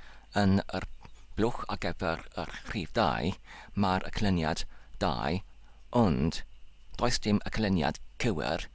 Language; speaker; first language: Welsh; non-native, local second language; English